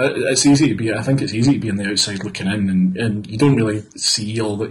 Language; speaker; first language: English; native; English